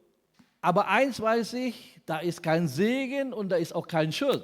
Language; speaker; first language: German; non-native, fluent; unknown